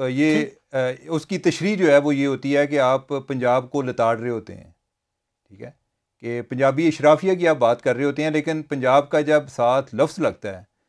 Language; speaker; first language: Urdu; non-native, local second language; Punjabi